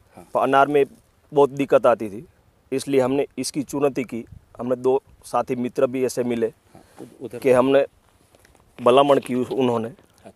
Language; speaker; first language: Hindi; non-native, local second language; Gujarati